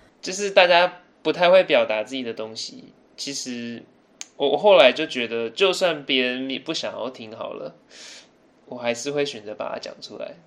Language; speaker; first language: Chinese; early bilingual, other home language; English